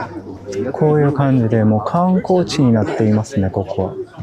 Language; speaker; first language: Japanese; non-native, fluent; Korean